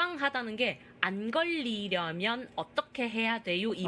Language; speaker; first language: Korean; native; Korean